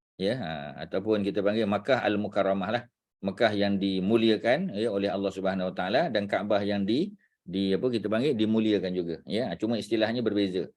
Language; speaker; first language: Malay; native; Malay